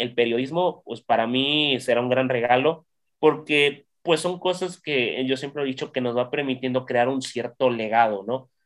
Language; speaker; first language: Spanish; native; Spanish